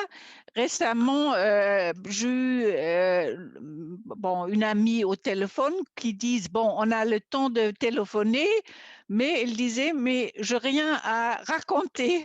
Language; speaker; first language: French; non-native, fluent; German